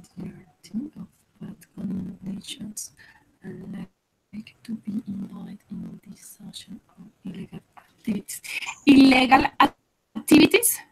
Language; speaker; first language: English; non-native, learner; Spanish